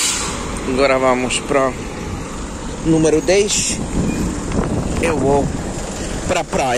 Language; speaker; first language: Portuguese; non-native, learner; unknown